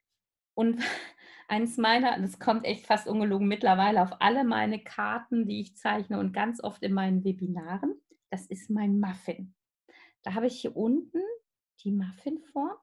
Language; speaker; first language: German; native; German